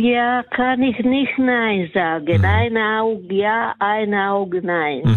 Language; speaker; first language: German; non-native, fluent; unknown